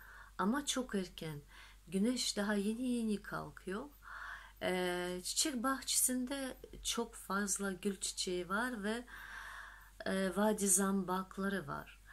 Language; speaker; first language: Turkish; non-native, fluent; Russian